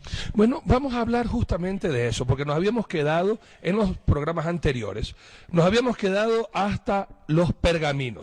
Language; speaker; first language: Spanish; native; Spanish